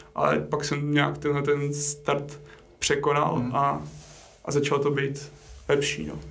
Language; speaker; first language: Czech; native; Czech